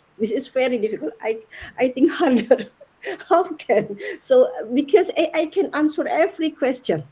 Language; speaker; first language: English; non-native, learner; Indonesian